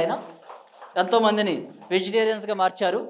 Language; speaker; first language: Telugu; native; Telugu